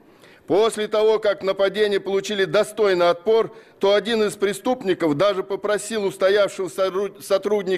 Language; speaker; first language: Russian; native; Russian